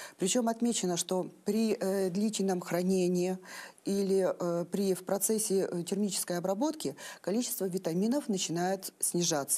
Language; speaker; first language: Russian; native; Russian